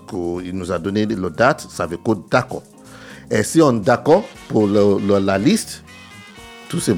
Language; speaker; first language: French; non-native, learner; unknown